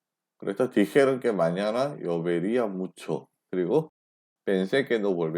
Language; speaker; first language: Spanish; non-native, fluent; Korean